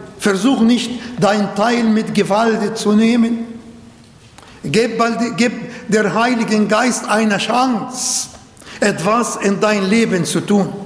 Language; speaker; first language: German; non-native, learner; Arabic